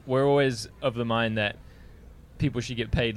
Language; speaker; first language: English; native; English